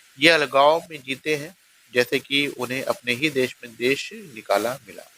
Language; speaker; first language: Hindi; native; Hindi